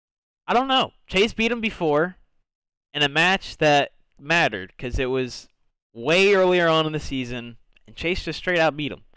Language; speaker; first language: English; native; English